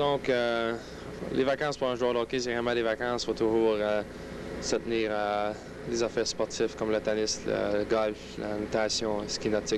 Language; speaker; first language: French; native; French